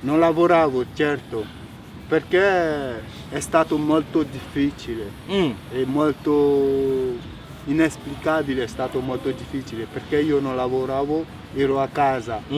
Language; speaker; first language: Italian; non-native, fluent; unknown